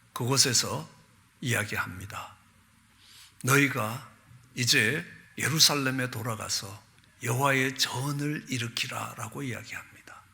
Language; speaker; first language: Korean; native; Korean